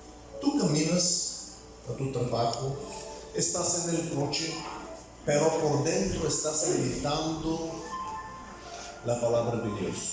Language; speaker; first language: Spanish; non-native, fluent; Bulgarian